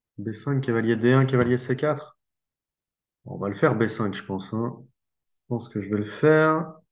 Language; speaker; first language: French; native; French